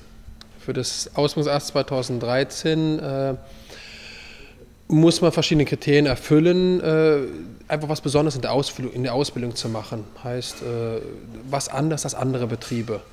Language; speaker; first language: German; native; German